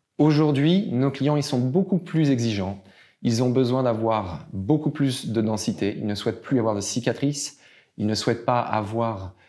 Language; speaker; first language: French; native; French